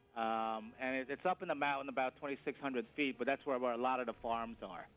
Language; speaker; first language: English; native; English